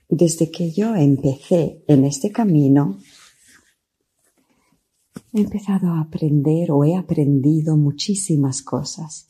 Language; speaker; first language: Spanish; non-native, fluent; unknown